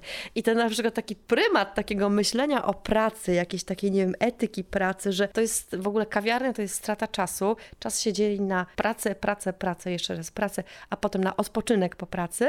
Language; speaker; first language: Polish; native; Polish